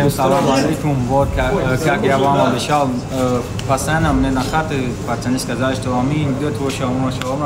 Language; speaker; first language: Russian; non-native, learner; Tajik